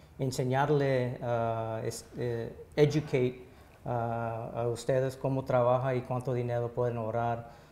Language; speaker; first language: Spanish; early bilingual, heritage; Spanish